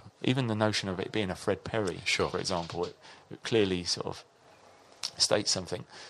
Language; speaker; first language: English; native; English